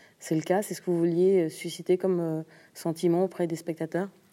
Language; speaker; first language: French; native; French